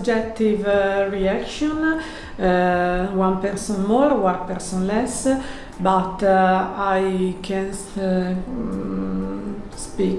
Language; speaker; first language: English; non-native, learner; Italian